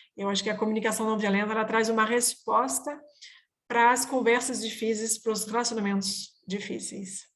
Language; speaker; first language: Portuguese; non-native, fluent; French